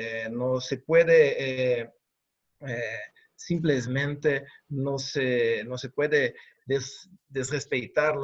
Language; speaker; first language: Spanish; non-native, fluent; Portuguese